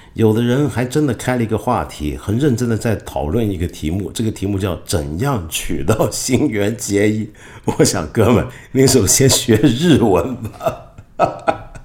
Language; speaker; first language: Chinese; non-native, local second language; Cantonese